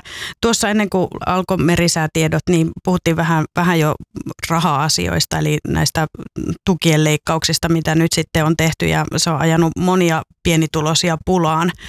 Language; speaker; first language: Finnish; native; Finnish